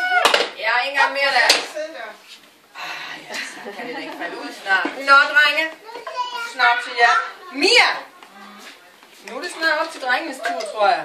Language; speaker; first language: Danish; native; Danish